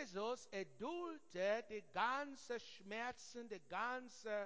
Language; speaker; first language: German; non-native, learner; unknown